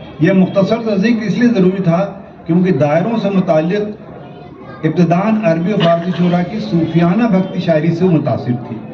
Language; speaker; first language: Urdu; native; Urdu